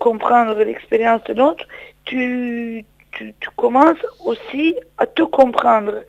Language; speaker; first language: French; non-native, fluent; Turkish